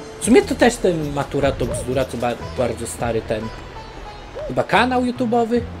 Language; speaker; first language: Polish; early bilingual, heritage; Polish